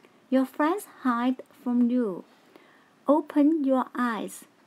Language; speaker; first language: English; non-native, local second language; Cantonese